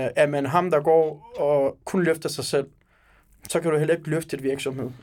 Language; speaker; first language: Danish; early bilingual, other home language; Turkish